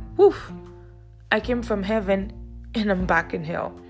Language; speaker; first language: English; early bilingual, other home language; Lingala